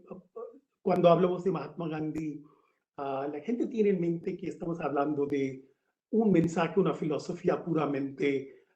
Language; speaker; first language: Spanish; non-native, fluent; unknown